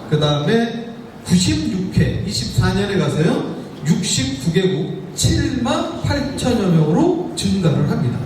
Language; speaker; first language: Korean; native; Korean